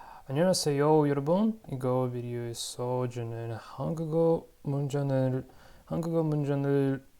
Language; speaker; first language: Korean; non-native, learner; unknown